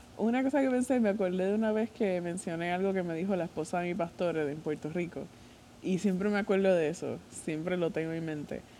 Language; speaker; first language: Spanish; native; Spanish